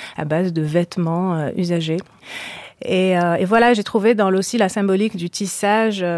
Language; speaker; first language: French; non-native, local second language; Arabic